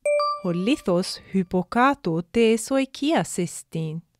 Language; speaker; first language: Greek; non-native, fluent; English